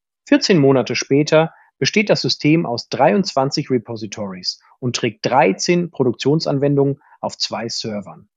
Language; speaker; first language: German; native; German